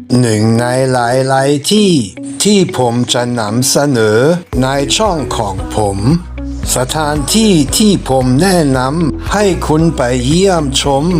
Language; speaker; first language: Thai; non-native, fluent; German